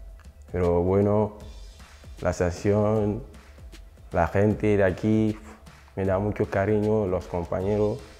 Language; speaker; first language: Spanish; non-native, learner; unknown